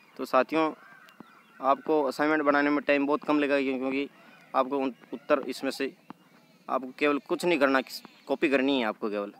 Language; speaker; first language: Hindi; native; Hindi